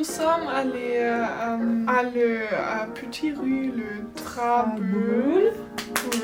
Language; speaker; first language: French; non-native, learner; German